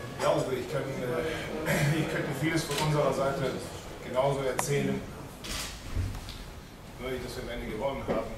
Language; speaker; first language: German; native; German